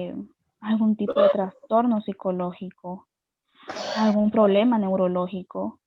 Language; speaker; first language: Spanish; native; Spanish